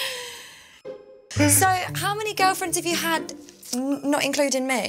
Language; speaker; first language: English; native; English